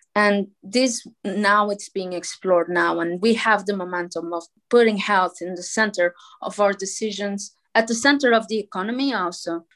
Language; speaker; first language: English; non-native, fluent; Portuguese